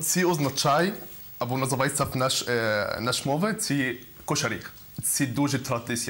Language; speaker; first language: Ukrainian; non-native, learner; Arabic